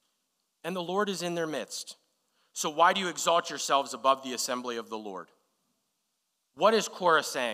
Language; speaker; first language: English; native; English